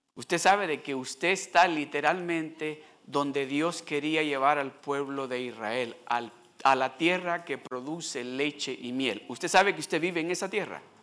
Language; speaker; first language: Spanish; early bilingual, heritage; Spanish